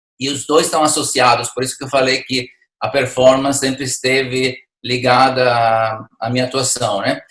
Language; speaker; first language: Portuguese; non-native, fluent; Italian